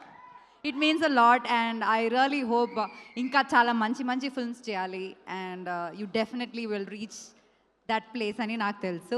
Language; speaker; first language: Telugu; non-native, local second language; Malayalam